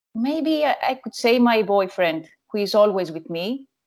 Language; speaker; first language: English; non-native, learner; Greek